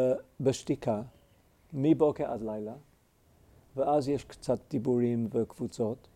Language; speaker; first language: Hebrew; non-native, fluent; English